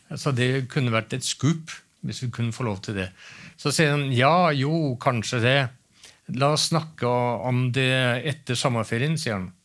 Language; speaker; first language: Norwegian; native; Norwegian